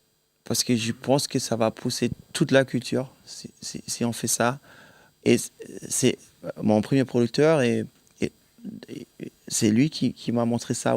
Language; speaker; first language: French; non-native, fluent; German